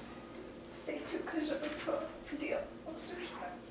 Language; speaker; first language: French; non-native, learner; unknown